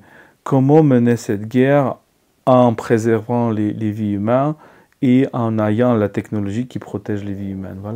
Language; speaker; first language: French; non-native, fluent; Ukrainian